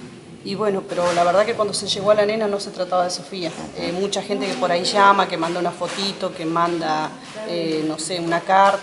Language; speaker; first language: Spanish; native; Spanish